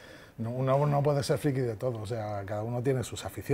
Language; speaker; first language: Spanish; native; Spanish